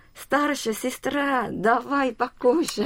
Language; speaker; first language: Russian; non-native, local second language; Korean